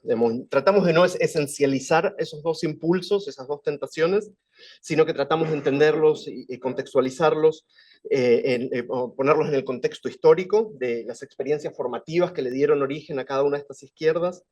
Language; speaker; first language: Spanish; native; Spanish